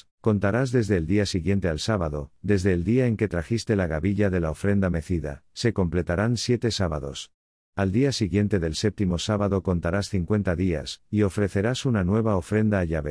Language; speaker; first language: Spanish; native; Spanish